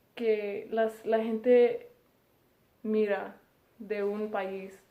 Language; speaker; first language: Spanish; early bilingual, heritage; Spanish